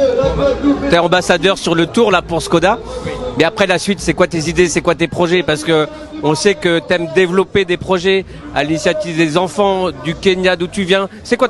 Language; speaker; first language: French; native; French